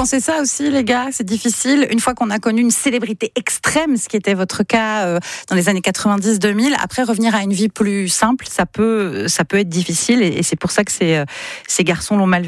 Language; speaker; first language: French; native; French